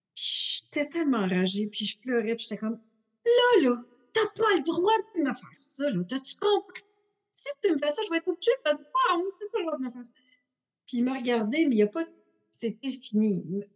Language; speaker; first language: French; native; French